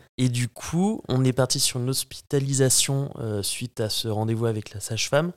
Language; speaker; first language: French; native; French